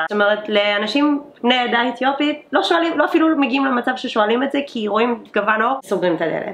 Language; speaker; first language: Hebrew; native; Hebrew